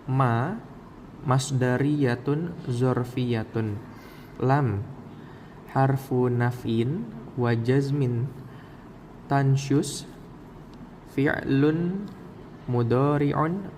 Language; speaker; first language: Arabic; non-native, learner; Indonesian